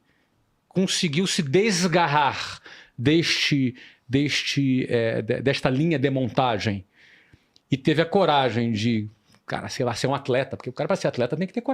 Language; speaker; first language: Portuguese; native; Portuguese